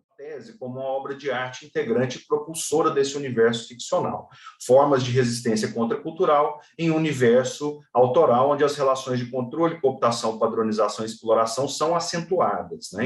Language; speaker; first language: Portuguese; native; Portuguese